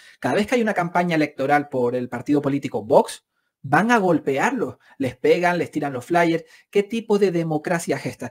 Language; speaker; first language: Spanish; native; Spanish